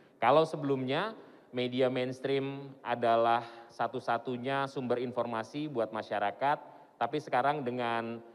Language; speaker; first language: Indonesian; native; Indonesian